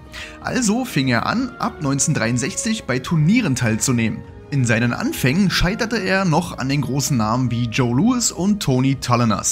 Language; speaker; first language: German; native; German